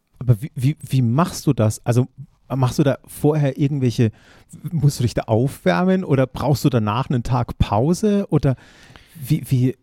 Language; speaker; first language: German; native; German